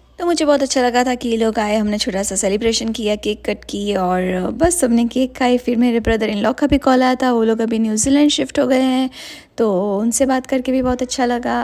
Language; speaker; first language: Hindi; non-native, local second language; Gujarati